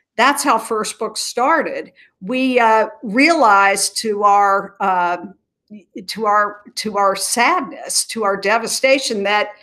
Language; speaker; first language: English; native; English